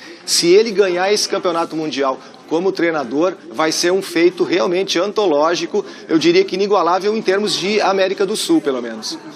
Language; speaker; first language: Portuguese; native; Portuguese